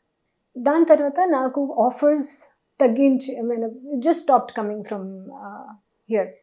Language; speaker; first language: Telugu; non-native, learner; Hindi